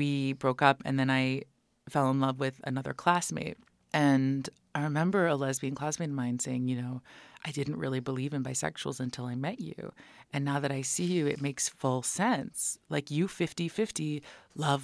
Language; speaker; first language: English; native; English